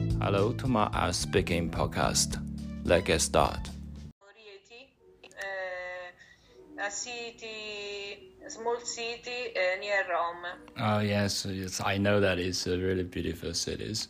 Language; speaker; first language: English; non-native, learner; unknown